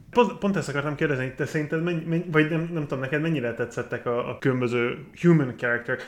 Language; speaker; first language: Hungarian; non-native, fluent; English